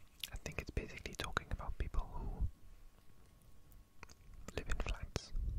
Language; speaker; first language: English; native; English